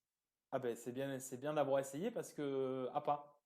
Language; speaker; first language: French; native; French